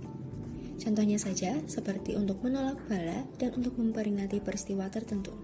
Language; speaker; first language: Indonesian; native; Indonesian